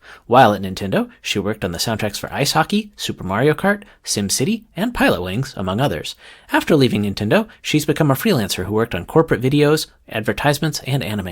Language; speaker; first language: English; native; English